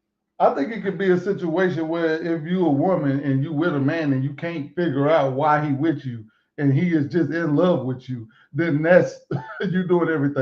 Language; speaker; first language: English; native; English